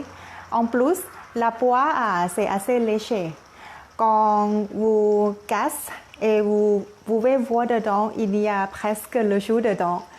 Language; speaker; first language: French; non-native, learner; Thai